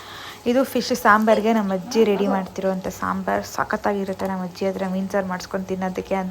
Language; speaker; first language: Kannada; native; Kannada